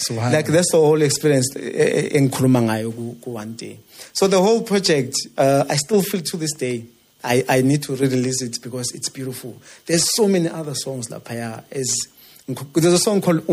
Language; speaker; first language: English; non-native, local second language; Zulu